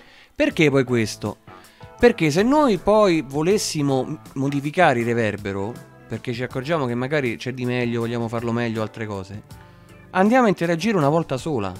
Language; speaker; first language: Italian; native; Italian